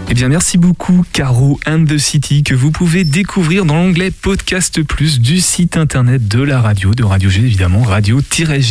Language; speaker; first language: French; native; French